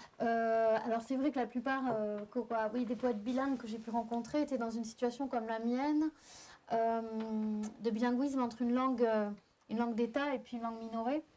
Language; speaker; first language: French; native; French